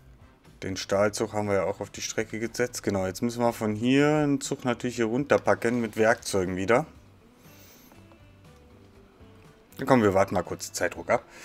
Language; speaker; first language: German; native; German